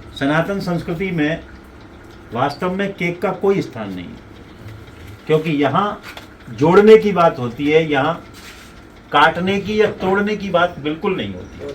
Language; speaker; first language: Hindi; native; Hindi